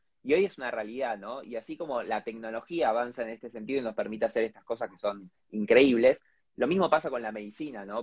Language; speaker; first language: Spanish; native; Spanish